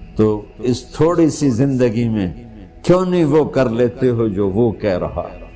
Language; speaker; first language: Urdu; non-native, local second language; Punjabi